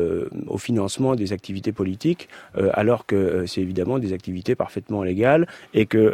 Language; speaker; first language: French; native; French